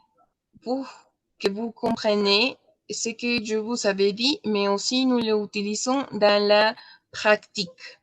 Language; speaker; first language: French; non-native, learner; Spanish